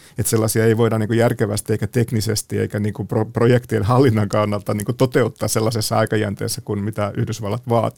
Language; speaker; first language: Finnish; native; Finnish